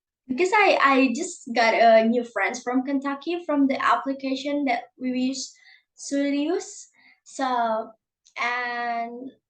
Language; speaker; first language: English; non-native, learner; Indonesian